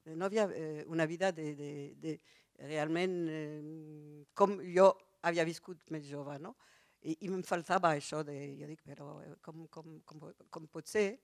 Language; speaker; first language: Catalan; non-native, fluent; French